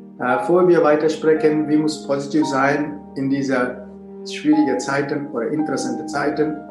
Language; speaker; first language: German; non-native, fluent; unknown